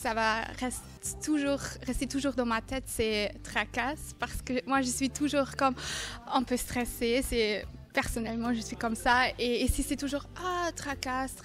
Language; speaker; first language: French; non-native, fluent; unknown